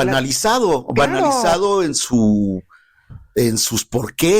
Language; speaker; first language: Spanish; native; Spanish